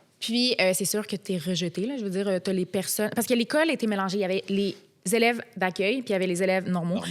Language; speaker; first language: French; early bilingual, other home language; Arabic